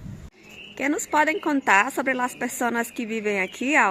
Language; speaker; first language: Spanish; non-native, learner; Portuguese